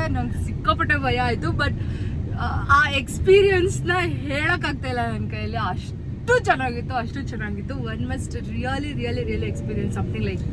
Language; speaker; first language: Kannada; native; Kannada